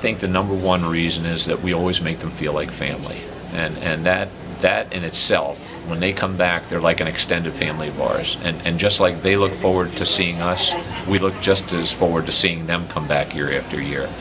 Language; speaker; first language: English; native; English